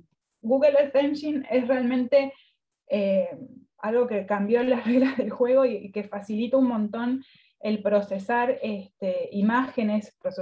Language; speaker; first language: Spanish; native; Spanish